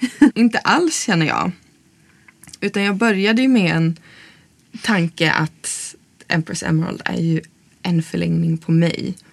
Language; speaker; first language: Swedish; native; Swedish